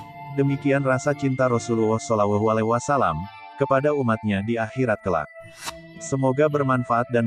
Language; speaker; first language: Indonesian; native; Indonesian